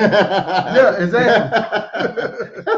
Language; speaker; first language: English; native; English